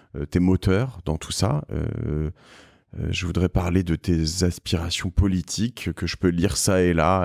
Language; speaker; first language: French; native; French